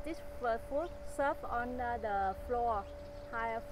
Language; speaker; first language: English; non-native, fluent; Vietnamese